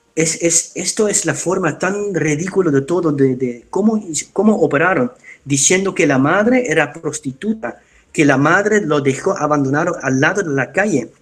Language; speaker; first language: Spanish; non-native, fluent; Dutch